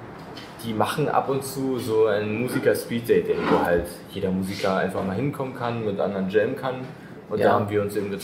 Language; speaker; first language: German; native; German